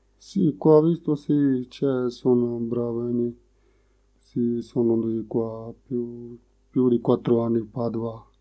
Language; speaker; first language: Italian; non-native, learner; Punjabi